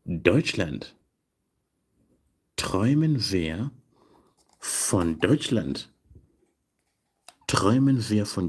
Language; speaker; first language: German; non-native, fluent; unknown